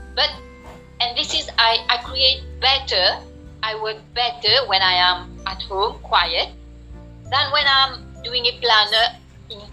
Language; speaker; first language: English; non-native, fluent; French